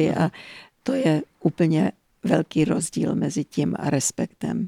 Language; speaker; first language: Czech; early bilingual, heritage; Czech